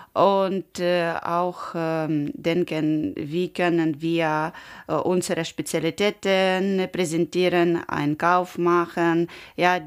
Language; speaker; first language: German; non-native, learner; Ukrainian